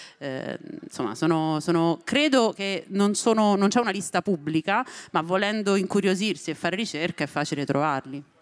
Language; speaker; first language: Italian; native; Italian